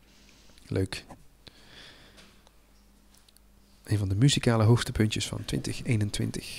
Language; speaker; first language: Dutch; native; Dutch